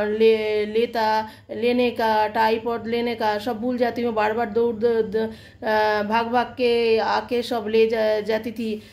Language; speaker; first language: Hindi; non-native, local second language; Bangla